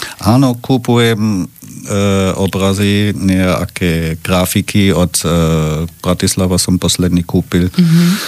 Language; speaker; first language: Slovak; non-native, learner; German